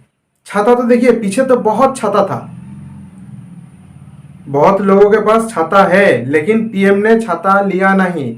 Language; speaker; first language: Hindi; non-native, fluent; Bangla